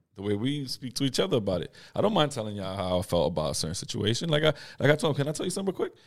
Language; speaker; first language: English; native; English